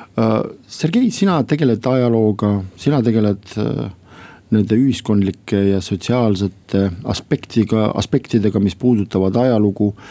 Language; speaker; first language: Estonian; non-native, local second language; Russian